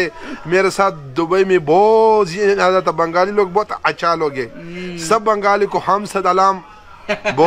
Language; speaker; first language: Hindi; non-native, learner; Pashto